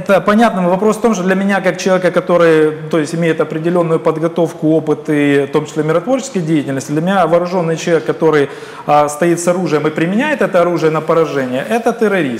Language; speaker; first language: Russian; native; Russian